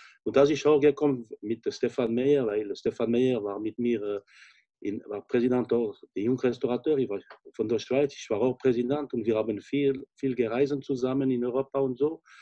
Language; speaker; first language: German; non-native, fluent; French